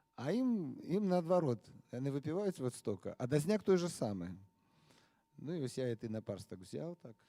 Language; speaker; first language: Belarusian; non-native, local second language; Russian